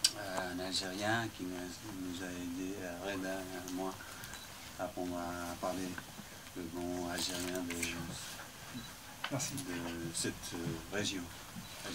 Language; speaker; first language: French; non-native, fluent; English